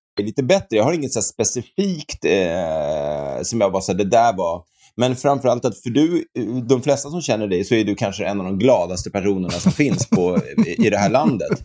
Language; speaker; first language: Swedish; native; Swedish